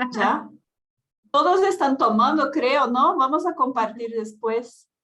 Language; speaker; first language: Spanish; non-native, fluent; Portuguese